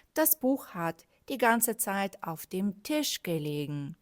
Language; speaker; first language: German; non-native, fluent; Ukrainian